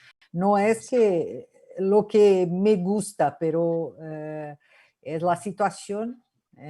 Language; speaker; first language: Spanish; non-native, fluent; Portuguese